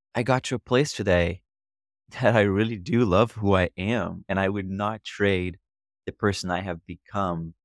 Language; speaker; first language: English; non-native, fluent; Portuguese